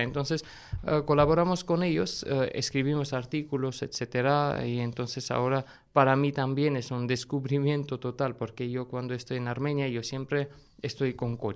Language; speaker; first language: Spanish; non-native, fluent; Armenian